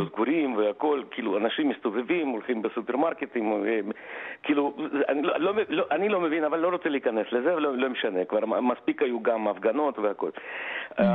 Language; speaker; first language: Hebrew; non-native, fluent; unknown